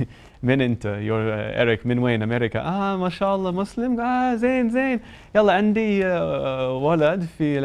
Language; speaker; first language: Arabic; non-native, learner; English